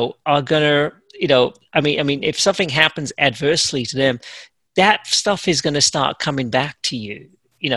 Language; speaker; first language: English; native; English